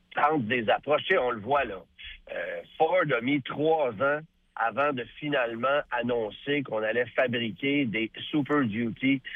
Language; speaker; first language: French; native; French